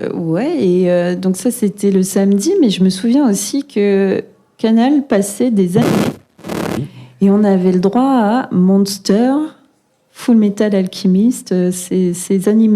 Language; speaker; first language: French; native; French